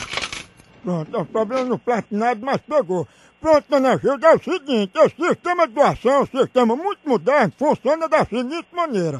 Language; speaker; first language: Portuguese; native; Portuguese